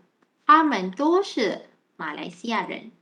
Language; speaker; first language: Chinese; non-native, fluent; Malay